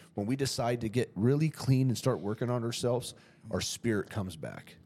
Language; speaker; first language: English; native; English